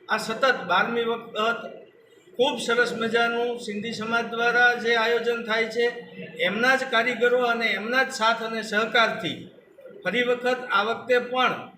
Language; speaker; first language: Gujarati; native; Gujarati